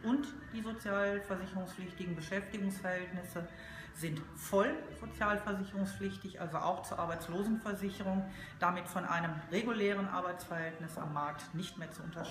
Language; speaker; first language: German; native; German